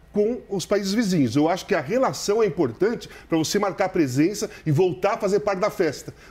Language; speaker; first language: Portuguese; native; Portuguese